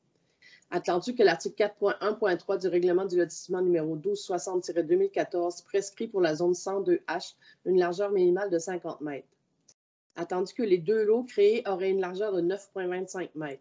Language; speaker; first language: French; native; French